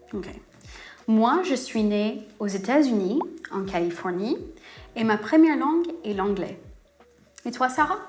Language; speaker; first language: French; non-native, fluent; English